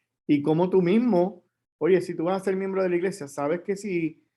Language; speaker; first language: Spanish; native; Spanish